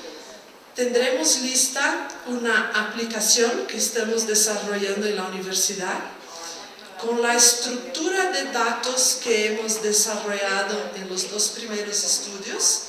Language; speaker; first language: Spanish; non-native, fluent; Portuguese